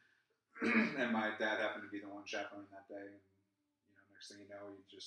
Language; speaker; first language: English; native; English